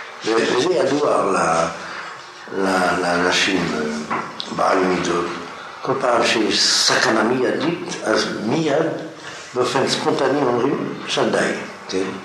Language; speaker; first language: Hebrew; non-native, fluent; French